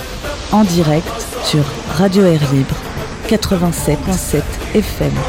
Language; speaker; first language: French; native; French